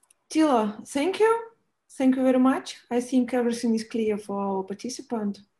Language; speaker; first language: English; non-native, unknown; Russian